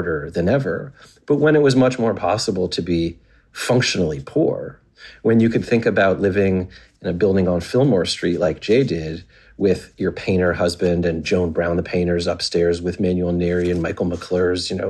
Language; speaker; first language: English; native; English